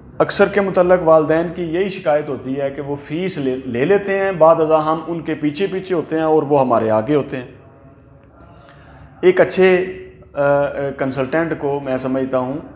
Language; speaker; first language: Urdu; non-native, local second language; Punjabi